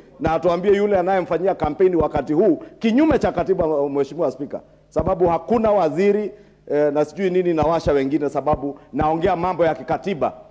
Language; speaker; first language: Swahili; non-native, local second language; Kikuyu